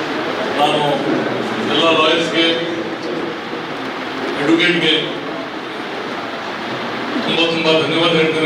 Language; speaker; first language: Kannada; non-native, local second language; Urdu